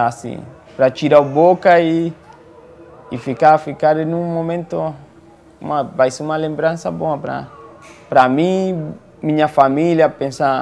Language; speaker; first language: Portuguese; non-native, fluent; Spanish